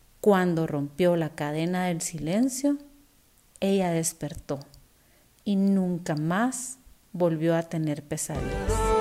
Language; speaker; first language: Spanish; native; Spanish